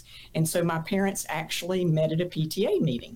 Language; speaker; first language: English; native; English